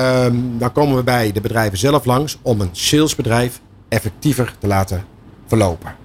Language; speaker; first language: Dutch; native; Dutch